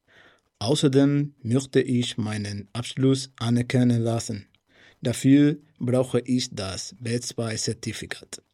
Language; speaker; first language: German; non-native, fluent; Spanish